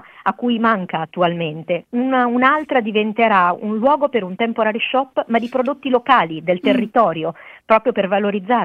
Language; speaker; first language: Italian; native; Italian